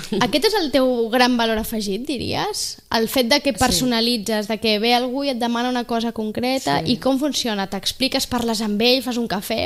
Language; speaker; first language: Catalan; native; Catalan